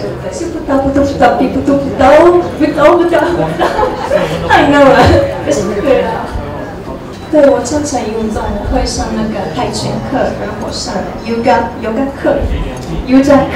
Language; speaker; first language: Chinese; non-native, learner; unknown